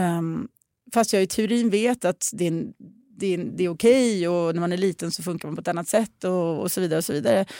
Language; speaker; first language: Swedish; early bilingual, other home language; Russian